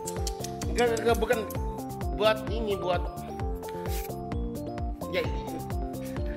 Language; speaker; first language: Indonesian; non-native, fluent; Japanese